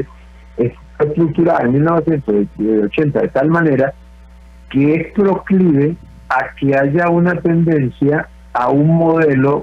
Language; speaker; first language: Spanish; native; Spanish